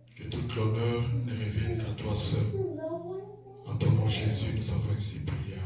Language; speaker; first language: French; non-native, local second language; Lingala